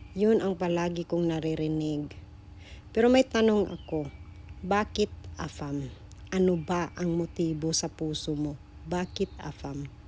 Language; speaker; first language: Filipino; non-native, local second language; Cebuano